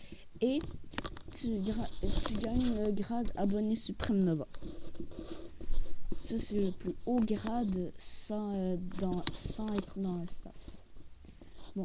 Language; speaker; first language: French; native; French